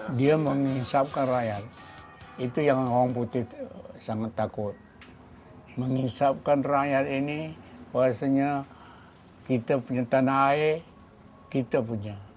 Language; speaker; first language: Malay; native; Malay